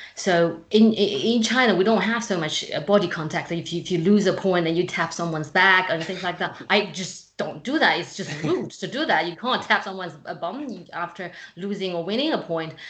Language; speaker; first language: English; non-native, fluent; Chinese